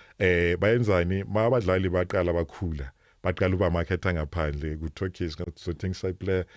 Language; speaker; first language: Zulu; non-native, local second language; Northern Sotho